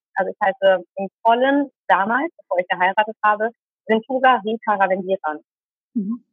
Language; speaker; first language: German; early bilingual, other home language; Tamil